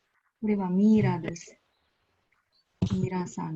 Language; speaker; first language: Japanese; non-native, fluent; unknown